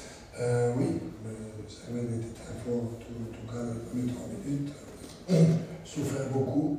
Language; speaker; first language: French; non-native, local second language; German